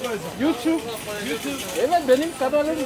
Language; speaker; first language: Turkish; non-native, learner; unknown